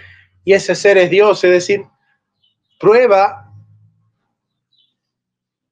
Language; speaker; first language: Spanish; native; Spanish